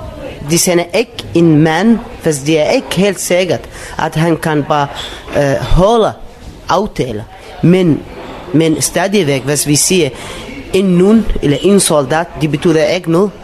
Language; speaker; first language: Danish; non-native, learner; Arabic